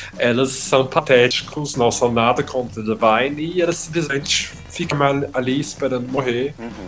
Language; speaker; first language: Portuguese; non-native, fluent; English